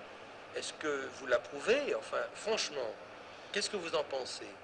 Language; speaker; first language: French; native; French